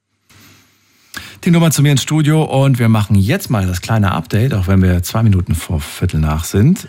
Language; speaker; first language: German; native; German